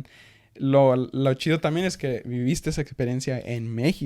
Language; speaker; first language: Spanish; early bilingual, heritage; Spanish